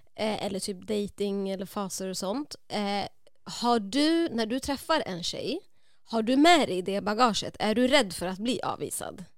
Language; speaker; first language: Swedish; native; Swedish